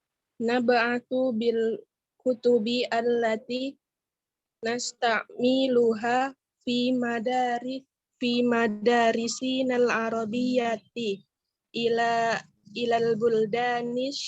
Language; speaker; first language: Arabic; non-native, learner; Indonesian